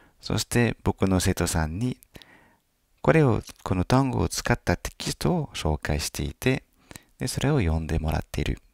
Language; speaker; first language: Japanese; non-native, fluent; French